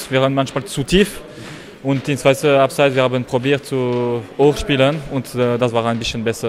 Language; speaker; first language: German; non-native, learner; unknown